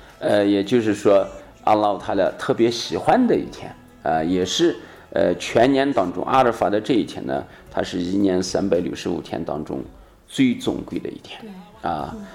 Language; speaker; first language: Chinese; native; Chinese